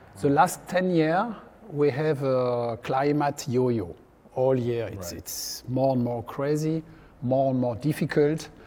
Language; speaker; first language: English; non-native, learner; French